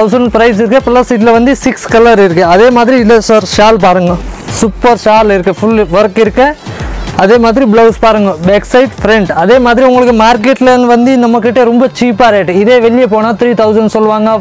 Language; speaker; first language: Tamil; native; Tamil